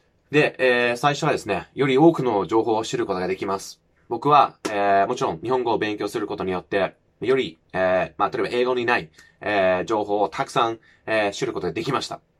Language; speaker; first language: Japanese; non-native, fluent; English